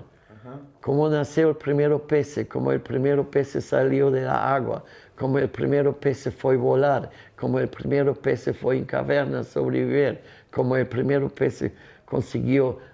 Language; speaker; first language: Spanish; non-native, fluent; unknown